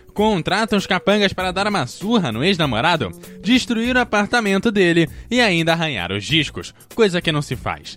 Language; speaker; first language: Portuguese; native; Portuguese